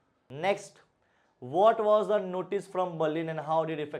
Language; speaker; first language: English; non-native, local second language; Hindi